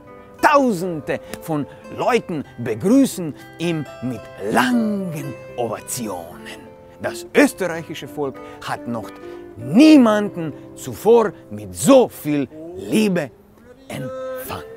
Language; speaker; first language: German; non-native, learner; Slovenian